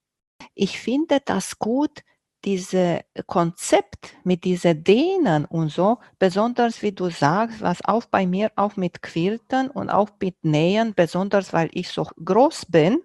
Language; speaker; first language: German; non-native, fluent; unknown